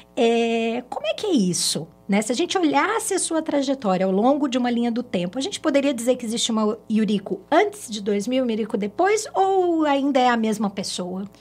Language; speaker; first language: Portuguese; native; Portuguese